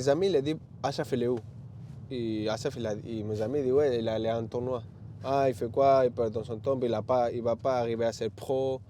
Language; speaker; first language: French; non-native, learner; Spanish